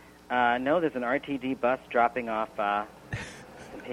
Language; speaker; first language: English; native; English